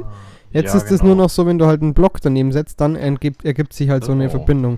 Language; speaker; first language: German; native; German